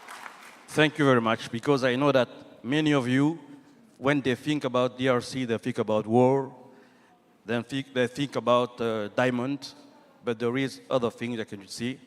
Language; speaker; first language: English; non-native, learner; French